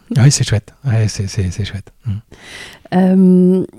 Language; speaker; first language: French; native; French